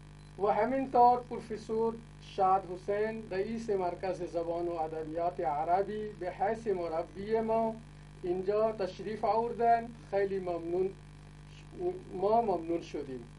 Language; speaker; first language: Persian; non-native, fluent; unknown